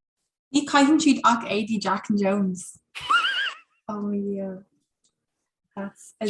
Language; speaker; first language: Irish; non-native, local second language; English